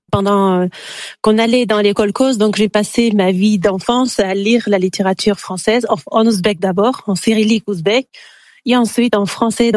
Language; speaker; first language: French; non-native, fluent; Uzbek